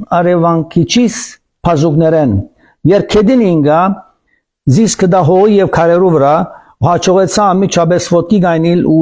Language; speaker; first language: Armenian; early bilingual, heritage; Armenian